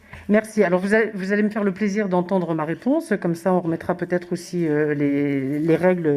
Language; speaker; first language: French; native; French